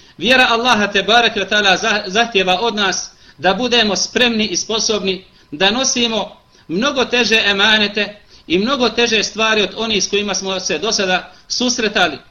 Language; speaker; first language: Bosnian; native; Bosnian